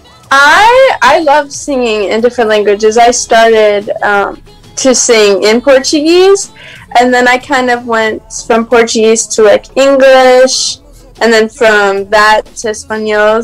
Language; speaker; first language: English; native; English